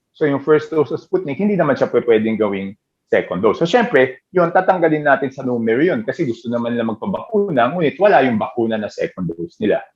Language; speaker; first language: Filipino; native; Filipino